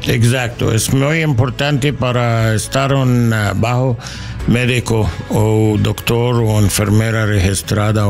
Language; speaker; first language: Spanish; non-native, learner; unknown